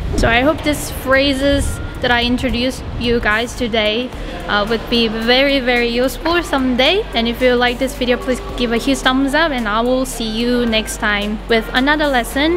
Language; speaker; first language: English; non-native, fluent; Korean